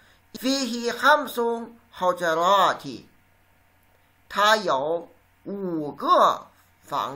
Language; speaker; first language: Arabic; non-native, fluent; Chinese